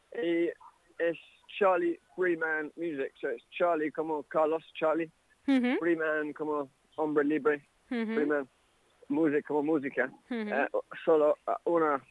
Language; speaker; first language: Spanish; non-native, learner; English